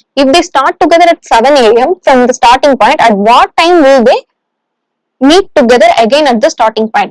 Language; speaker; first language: English; non-native, local second language; Tamil